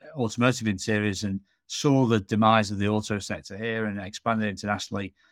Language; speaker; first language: English; native; English